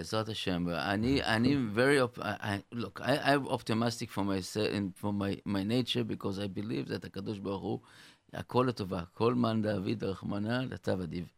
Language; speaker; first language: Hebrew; native; Hebrew